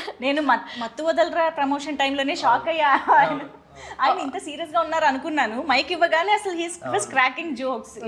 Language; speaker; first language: Telugu; native; Telugu